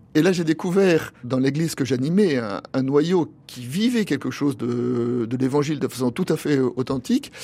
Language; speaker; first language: French; native; French